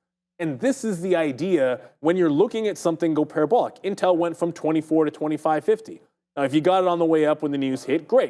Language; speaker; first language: English; native; English